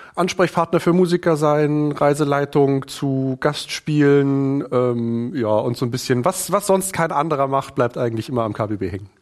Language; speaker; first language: German; native; German